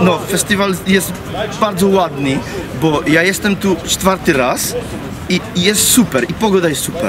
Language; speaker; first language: Polish; non-native, learner; Czech